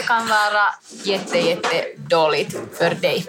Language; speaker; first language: Swedish; non-native, learner; Finnish